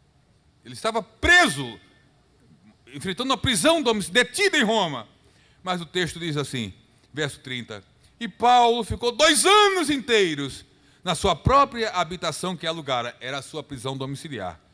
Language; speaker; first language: Portuguese; native; Portuguese